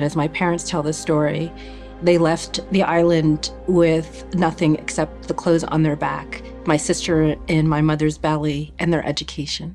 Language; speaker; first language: English; native; English